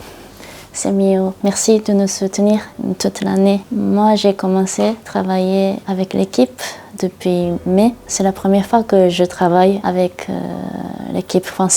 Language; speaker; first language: French; non-native, learner; Japanese